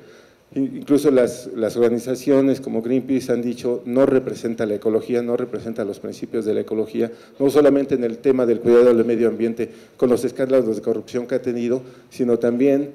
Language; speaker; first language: Spanish; native; Spanish